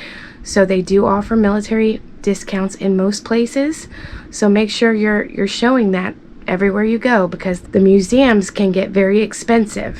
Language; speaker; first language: English; native; English